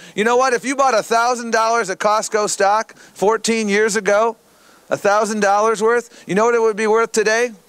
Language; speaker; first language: English; native; English